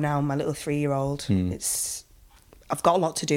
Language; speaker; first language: English; native; English